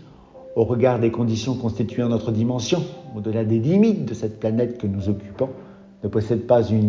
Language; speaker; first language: French; native; French